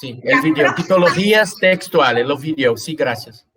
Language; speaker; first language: Spanish; non-native, fluent; Portuguese